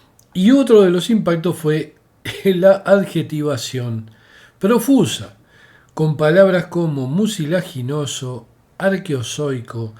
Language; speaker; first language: Spanish; native; Spanish